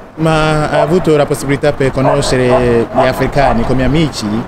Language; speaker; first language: Italian; non-native, learner; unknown